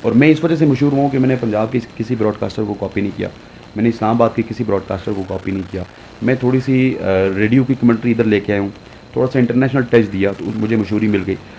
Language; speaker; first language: Urdu; non-native, local second language; Punjabi